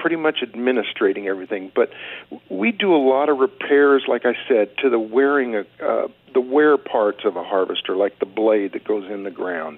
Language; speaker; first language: English; native; English